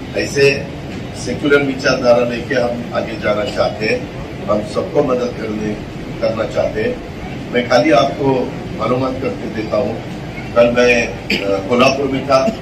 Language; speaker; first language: Hindi; non-native, local second language; Marathi